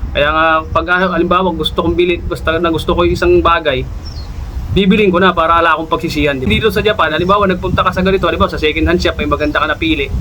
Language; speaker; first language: Filipino; native; Filipino